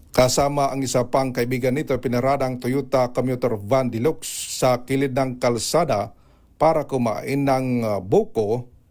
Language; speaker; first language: Filipino; non-native, local second language; Waray